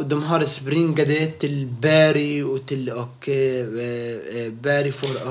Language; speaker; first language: Swedish; non-native, local second language; Arabic